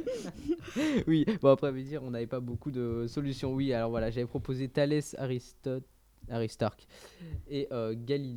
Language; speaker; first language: French; native; French